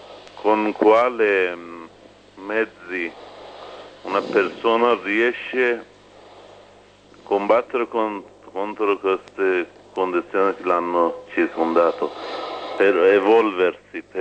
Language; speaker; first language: Italian; non-native, fluent; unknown